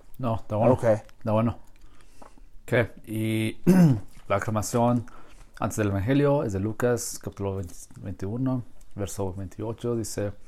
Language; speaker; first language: Spanish; non-native, learner; English